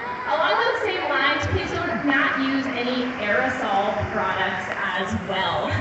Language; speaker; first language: English; native; English